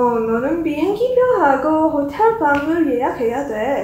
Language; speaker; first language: Korean; non-native, learner; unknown